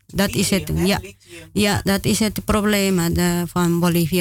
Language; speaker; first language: Dutch; non-native, learner; Spanish